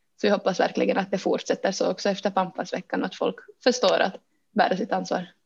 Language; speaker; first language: Swedish; native; Swedish